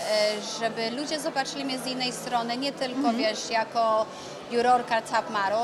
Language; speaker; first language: Polish; early bilingual, other home language; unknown